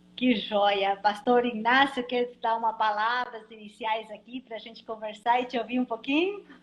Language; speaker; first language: Portuguese; native; Portuguese